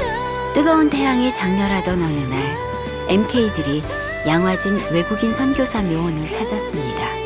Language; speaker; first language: Korean; native; Korean